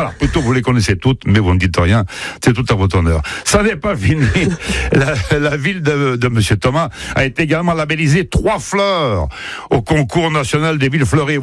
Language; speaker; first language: French; native; French